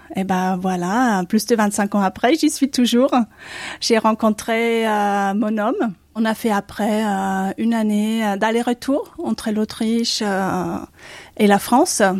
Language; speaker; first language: French; non-native, fluent; German